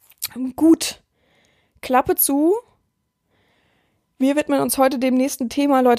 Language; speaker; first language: German; native; German